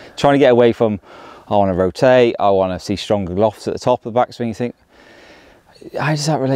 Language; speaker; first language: English; native; English